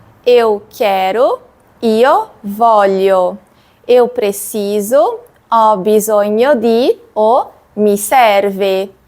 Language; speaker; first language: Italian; non-native, fluent; Portuguese